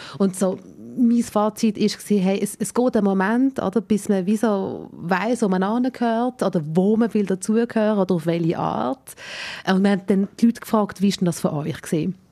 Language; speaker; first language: German; early bilingual, other home language; Malayalam